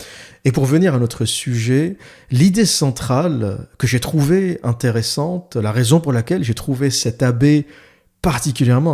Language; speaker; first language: French; native; French